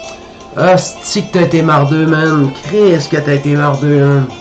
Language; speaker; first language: French; native; French